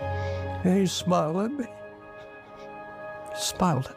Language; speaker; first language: English; native; English